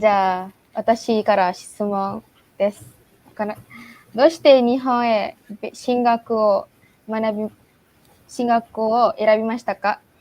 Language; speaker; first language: Japanese; non-native, learner; Malay